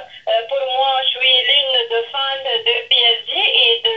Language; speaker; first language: French; non-native, local second language; Arabic